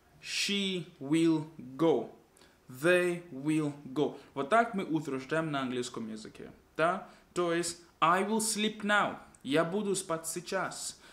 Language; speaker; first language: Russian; non-native, fluent; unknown